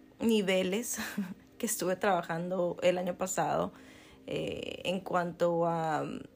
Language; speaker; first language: Spanish; native; Spanish